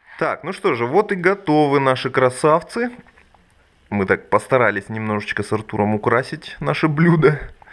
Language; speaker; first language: Russian; native; Russian